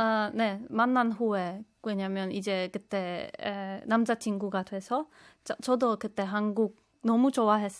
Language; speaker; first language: Korean; non-native, fluent; Polish